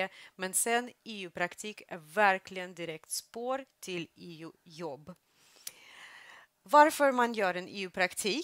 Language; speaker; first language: Swedish; non-native, fluent; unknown